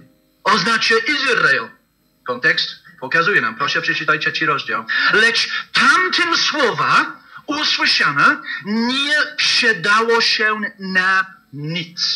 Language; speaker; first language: Polish; non-native, learner; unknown